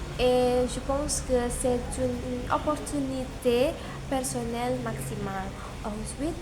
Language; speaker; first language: French; non-native, learner; Indonesian